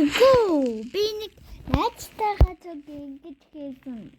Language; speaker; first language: Mongolian; early bilingual, heritage; Mongolian